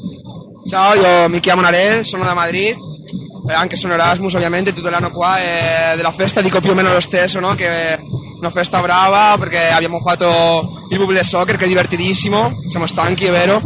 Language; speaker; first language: Italian; non-native, learner; Spanish